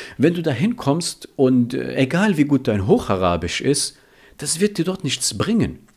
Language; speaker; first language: German; early bilingual, other home language; Riffian